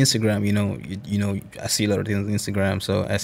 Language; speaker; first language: English; non-native, local second language; Esan